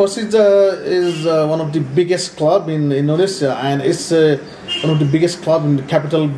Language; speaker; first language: English; non-native, learner; Nepali